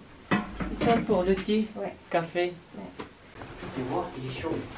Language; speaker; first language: French; non-native, learner; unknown